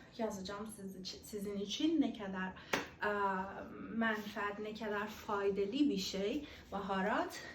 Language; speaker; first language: Turkish; non-native, learner; Persian